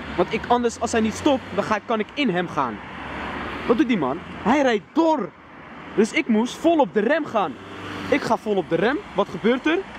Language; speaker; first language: Dutch; early bilingual, other home language; Riffian